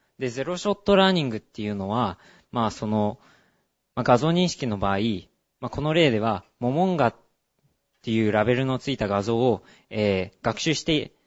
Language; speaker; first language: Japanese; early bilingual, heritage; Japanese